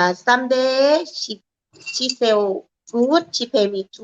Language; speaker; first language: English; non-native, learner; Thai